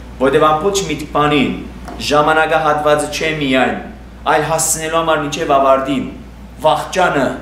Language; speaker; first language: Armenian; early bilingual, heritage; Armenian